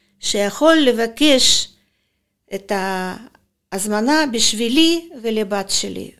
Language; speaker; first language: Hebrew; non-native, fluent; Russian